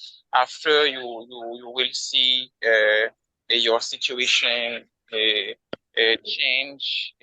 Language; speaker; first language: English; non-native, learner; Haitian Creole